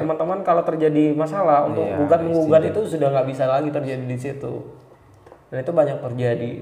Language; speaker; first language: Indonesian; native; Indonesian